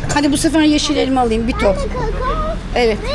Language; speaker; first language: Turkish; native; Turkish